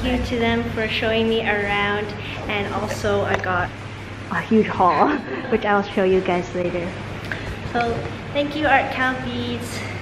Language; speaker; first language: English; early bilingual, other home language; Chinese